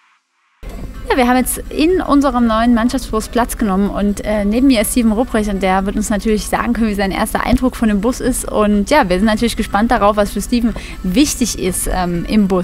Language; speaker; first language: German; native; German